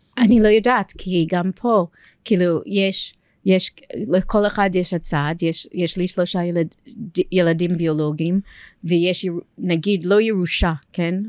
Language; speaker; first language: Hebrew; non-native, fluent; English